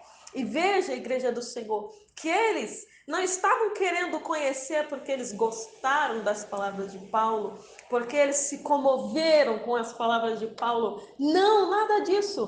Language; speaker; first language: Portuguese; native; Portuguese